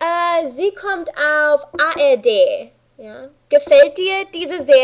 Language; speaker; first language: German; non-native, fluent; English